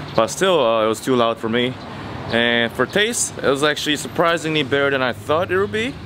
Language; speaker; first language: English; non-native, fluent; Korean